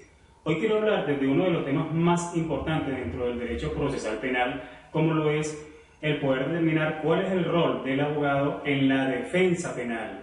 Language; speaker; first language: Spanish; native; Spanish